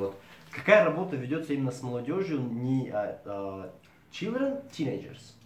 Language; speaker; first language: Russian; native; Russian